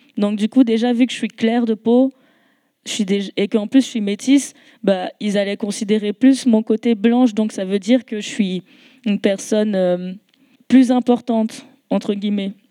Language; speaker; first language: French; native; French